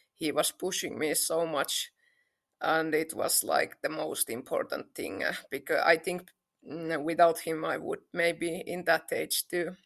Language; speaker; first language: English; non-native, fluent; Finnish